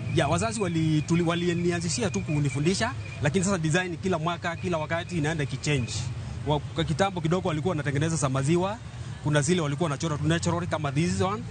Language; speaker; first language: Swahili; non-native, local second language; Kamba